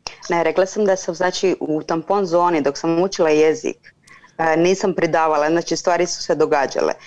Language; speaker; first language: Serbian; non-native, fluent; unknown